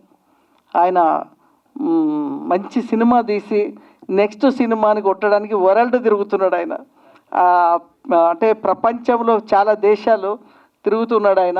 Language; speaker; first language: Telugu; native; Telugu